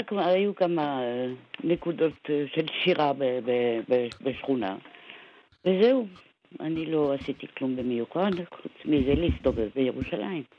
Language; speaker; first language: Hebrew; non-native, fluent; French